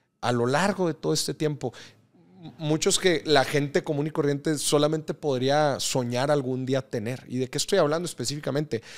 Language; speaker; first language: Spanish; native; Spanish